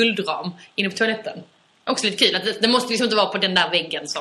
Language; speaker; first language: Swedish; native; Swedish